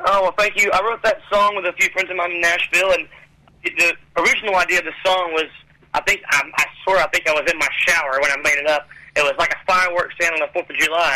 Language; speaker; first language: English; native; English